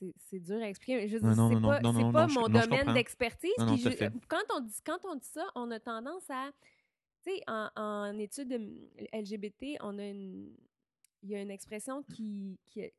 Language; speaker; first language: French; native; French